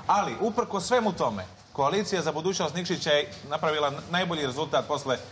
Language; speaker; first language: Serbian; native; Serbian